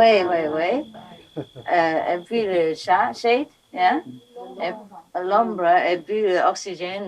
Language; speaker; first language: French; non-native, learner; Vietnamese